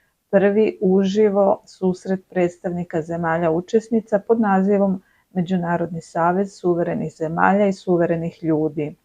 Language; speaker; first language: Serbian; native; Serbian